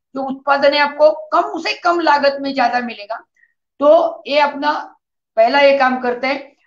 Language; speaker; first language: Hindi; non-native, local second language; Marathi